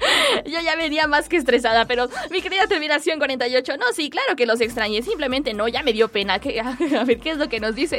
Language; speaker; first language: Spanish; native; Spanish